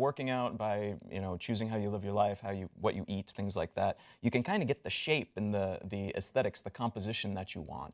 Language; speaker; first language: English; native; English